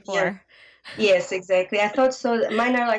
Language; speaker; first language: English; non-native, fluent; Portuguese